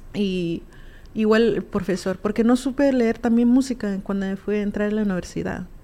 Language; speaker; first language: Spanish; early bilingual, heritage; Spanish